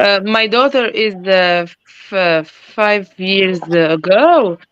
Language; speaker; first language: English; non-native, learner; French